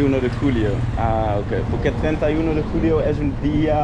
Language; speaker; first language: Spanish; non-native, learner; Dutch